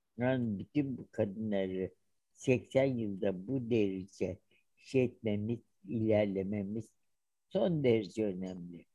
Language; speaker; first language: Turkish; native; Turkish